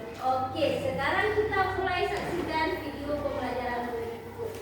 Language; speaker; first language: Indonesian; native; Indonesian